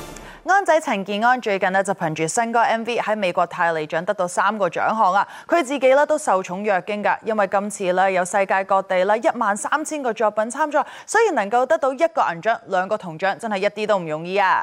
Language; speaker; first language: Chinese; native; Chinese